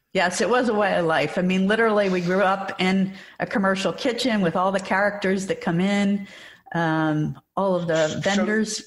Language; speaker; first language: English; native; English